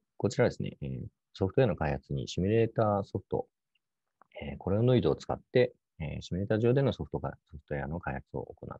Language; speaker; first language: Japanese; native; Japanese